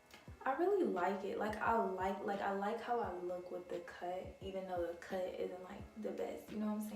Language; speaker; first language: English; native; English